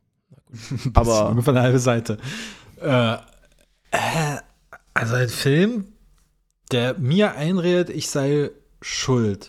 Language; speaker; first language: German; native; German